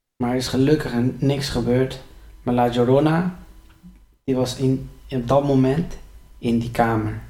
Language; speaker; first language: Dutch; early bilingual, other home language; Spanish